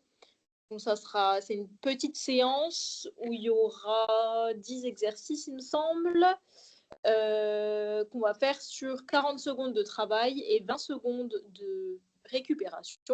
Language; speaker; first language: French; native; French